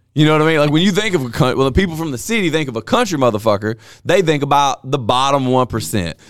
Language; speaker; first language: English; native; English